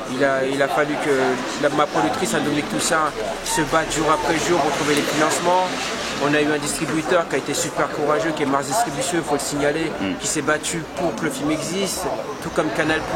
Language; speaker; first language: French; native; French